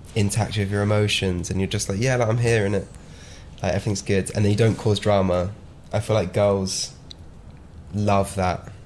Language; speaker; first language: English; native; English